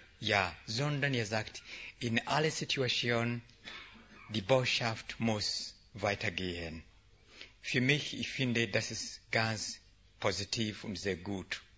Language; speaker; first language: German; non-native, learner; English